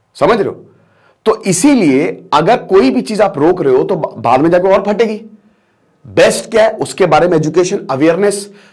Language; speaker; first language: Hindi; native; Hindi